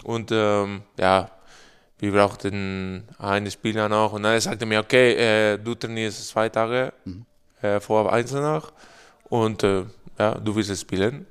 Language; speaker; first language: German; non-native, learner; Spanish